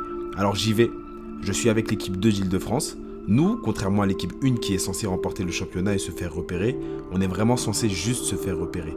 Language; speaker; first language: French; native; French